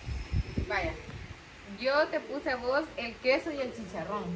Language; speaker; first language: Spanish; native; Spanish